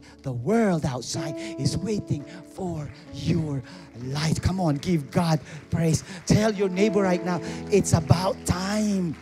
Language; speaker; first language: English; non-native, local second language; Filipino